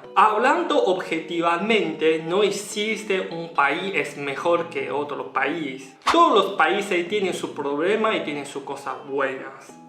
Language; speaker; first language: Spanish; non-native, learner; Chinese